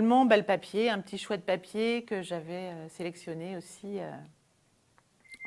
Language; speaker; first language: French; native; French